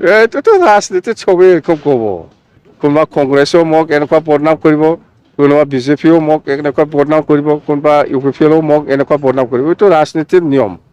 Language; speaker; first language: Assamese; non-native, local second language; Bodo